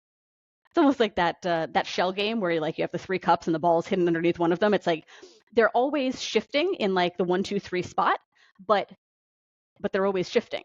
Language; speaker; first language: English; native; English